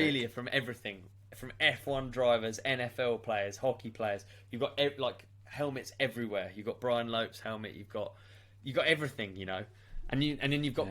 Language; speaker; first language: English; native; English